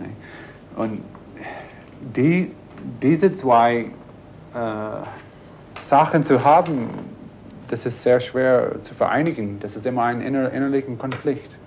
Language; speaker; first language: German; non-native, fluent; English